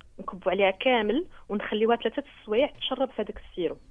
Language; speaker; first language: Arabic; native; Arabic